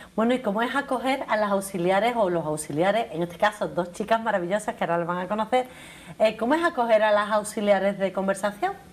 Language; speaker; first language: Spanish; native; Spanish